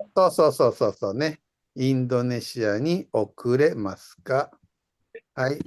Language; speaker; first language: Japanese; non-native, fluent; Indonesian